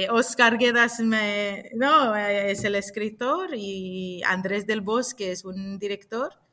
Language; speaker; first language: Spanish; non-native, fluent; Hebrew